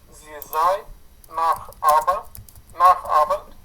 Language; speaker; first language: German; non-native, learner; Ukrainian